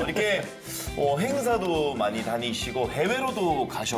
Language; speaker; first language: Korean; native; Korean